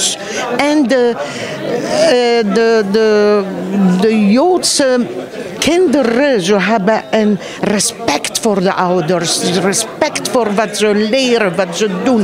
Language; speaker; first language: Dutch; non-native, fluent; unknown